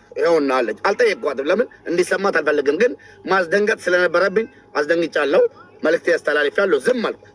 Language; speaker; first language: Amharic; non-native, local second language; Oromo